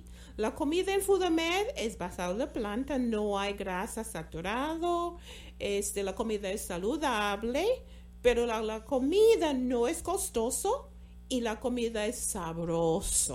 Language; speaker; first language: Spanish; non-native, fluent; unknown